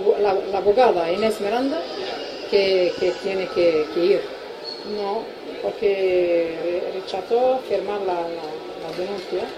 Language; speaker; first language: Spanish; non-native, fluent; Arabic